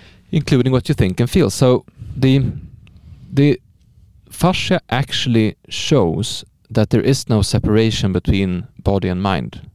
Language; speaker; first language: English; non-native, fluent; Swedish